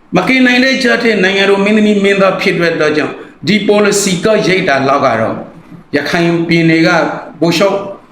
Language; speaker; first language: Burmese; native; Burmese